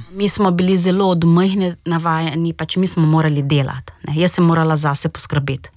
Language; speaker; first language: Slovenian; non-native, fluent; Portuguese